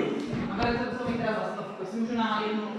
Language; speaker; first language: Czech; native; Czech